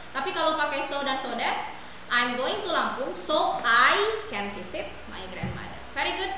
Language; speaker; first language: English; non-native, fluent; Indonesian